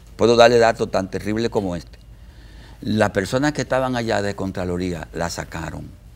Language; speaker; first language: Spanish; native; Spanish